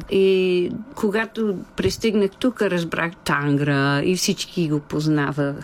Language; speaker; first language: Bulgarian; non-native, fluent; English